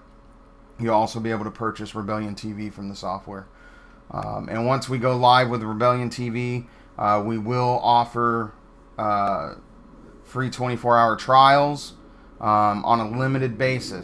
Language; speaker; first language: English; native; English